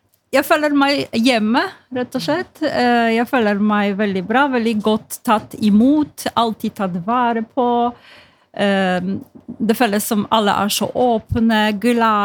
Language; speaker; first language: Norwegian; non-native, fluent; Polish